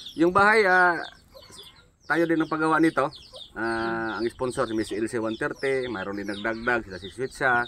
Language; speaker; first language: Filipino; native; Filipino